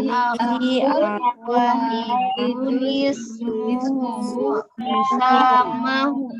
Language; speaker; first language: Arabic; non-native, learner; Indonesian